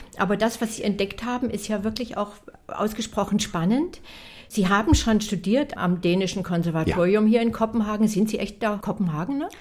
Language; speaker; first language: German; native; German